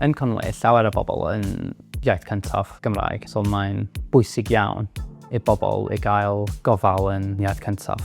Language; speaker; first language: Welsh; non-native, local second language; English